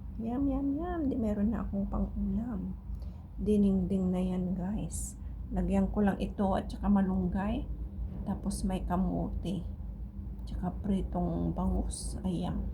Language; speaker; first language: Filipino; non-native, local second language; Iloko